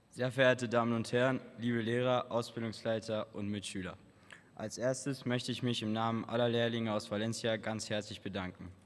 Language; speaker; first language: Spanish; native; Spanish